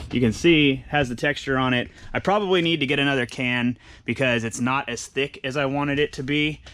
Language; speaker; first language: English; native; English